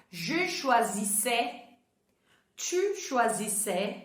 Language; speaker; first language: French; non-native, fluent; Portuguese